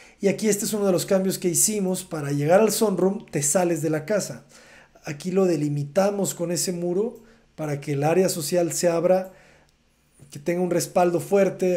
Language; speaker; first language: Spanish; native; Spanish